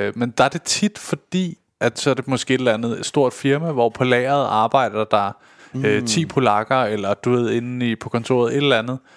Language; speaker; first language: Danish; early bilingual, other home language; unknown